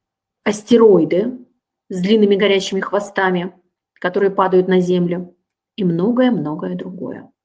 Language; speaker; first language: Russian; native; Russian